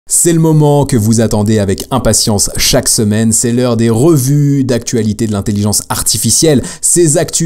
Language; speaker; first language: French; native; French